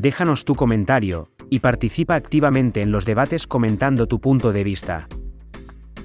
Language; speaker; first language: Spanish; native; Spanish